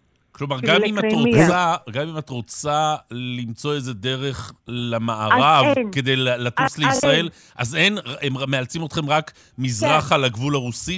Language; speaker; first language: Hebrew; native; Hebrew